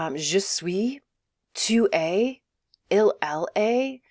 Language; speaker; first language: French; non-native, fluent; English